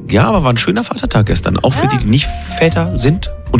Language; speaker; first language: German; native; German